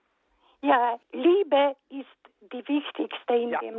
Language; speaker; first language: German; non-native, fluent; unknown